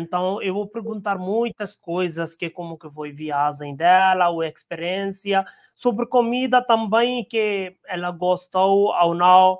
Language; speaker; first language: Portuguese; non-native, learner; Hindi